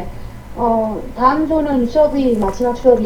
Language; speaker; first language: Korean; non-native, learner; Vietnamese